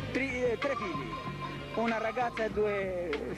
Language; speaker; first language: Italian; non-native, learner; Albanian